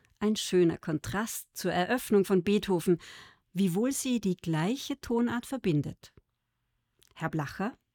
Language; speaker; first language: German; native; German